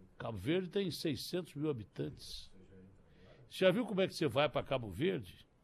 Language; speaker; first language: Portuguese; native; Portuguese